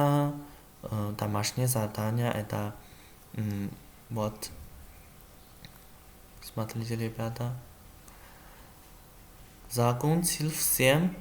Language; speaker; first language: Russian; non-native, learner; Chinese